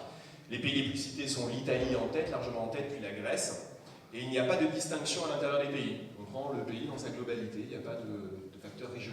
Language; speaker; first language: French; native; French